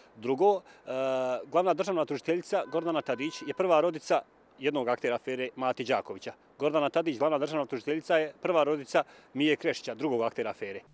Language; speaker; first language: Bosnian; native; Bosnian